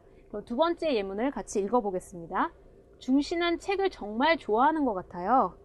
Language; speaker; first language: Korean; native; Korean